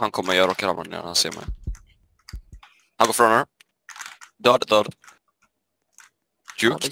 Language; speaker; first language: Swedish; native; Swedish